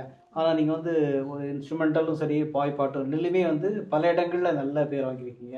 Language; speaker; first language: Tamil; native; Tamil